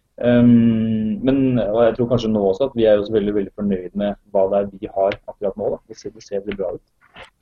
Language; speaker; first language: Norwegian; native; Norwegian